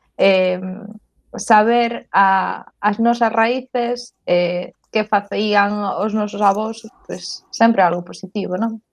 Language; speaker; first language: Galician; non-native, local second language; Spanish